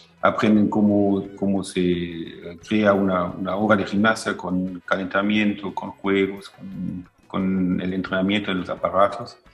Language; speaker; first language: Spanish; non-native, fluent; German